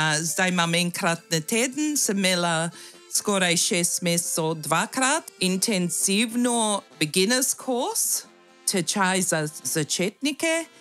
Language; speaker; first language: Slovenian; non-native, learner; English